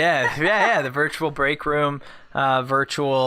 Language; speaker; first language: English; native; English